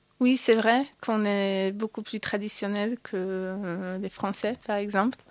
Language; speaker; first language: French; non-native, fluent; Polish